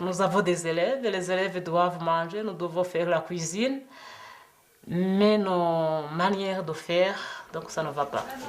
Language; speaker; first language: French; non-native, local second language; Kinyarwanda